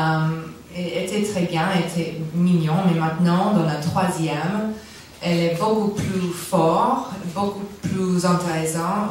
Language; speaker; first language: French; non-native, learner; English